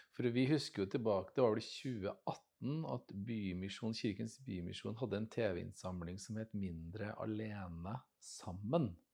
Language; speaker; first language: Norwegian; native; Norwegian